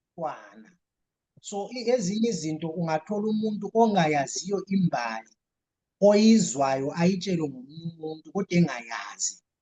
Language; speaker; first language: Zulu; native; Zulu